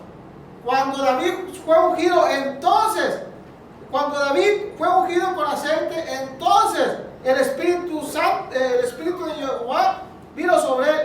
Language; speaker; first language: Spanish; native; Spanish